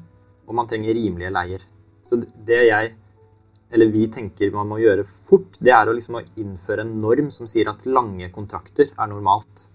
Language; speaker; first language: Norwegian; native; Norwegian